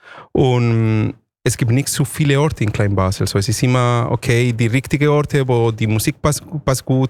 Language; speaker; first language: German; non-native, fluent; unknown